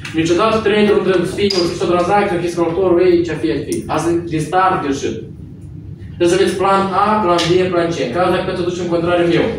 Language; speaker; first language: Romanian; non-native, local second language; Russian